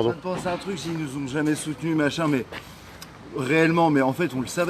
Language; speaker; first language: French; native; French